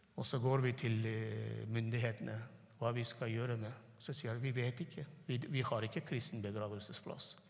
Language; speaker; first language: Norwegian; non-native, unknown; Turkmen